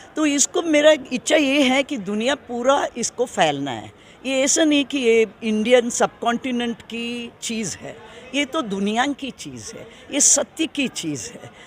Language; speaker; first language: Hindi; non-native, local second language; Tamil